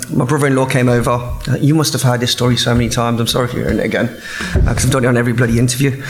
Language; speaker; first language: English; native; English